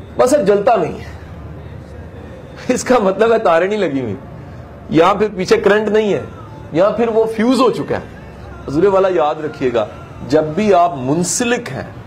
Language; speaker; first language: Urdu; non-native, local second language; Punjabi